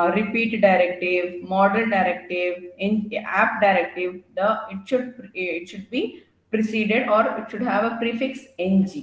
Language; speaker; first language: English; non-native, local second language; Kannada